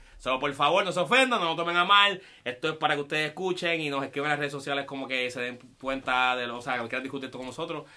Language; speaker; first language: Spanish; early bilingual, heritage; Spanish